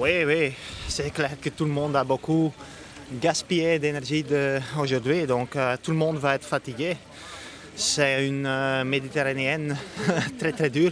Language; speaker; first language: French; non-native, fluent; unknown